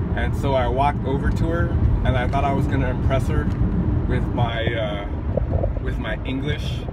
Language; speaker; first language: English; native; English